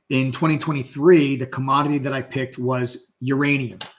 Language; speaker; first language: English; native; English